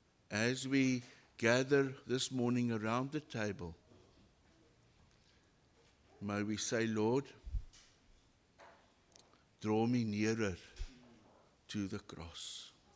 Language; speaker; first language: English; non-native, local second language; Afrikaans